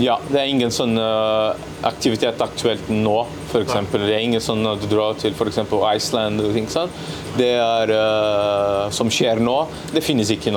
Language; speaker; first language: Norwegian; non-native, learner; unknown